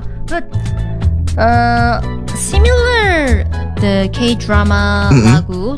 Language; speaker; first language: English; non-native, learner; Korean